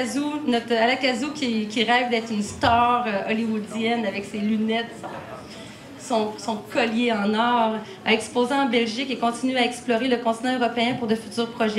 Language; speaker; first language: French; native; French